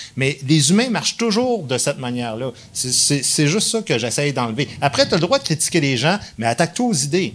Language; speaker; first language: French; native; French